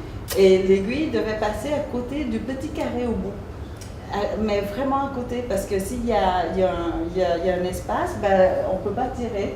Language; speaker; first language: French; early bilingual, other home language; Vietnamese